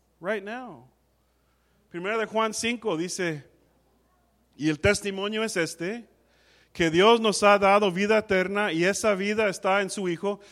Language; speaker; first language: Spanish; non-native, fluent; English